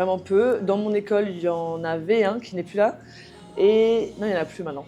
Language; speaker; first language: French; native; French